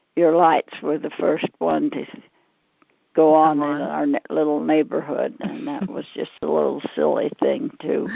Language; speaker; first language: English; native; English